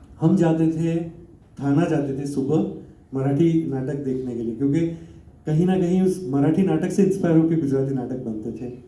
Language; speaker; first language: Hindi; non-native, local second language; Gujarati